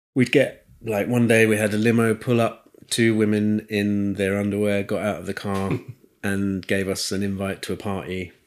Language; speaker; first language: English; native; English